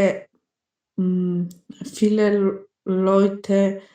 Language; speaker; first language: German; non-native, learner; Macedonian